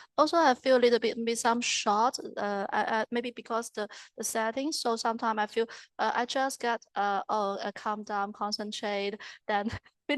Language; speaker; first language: English; non-native, learner; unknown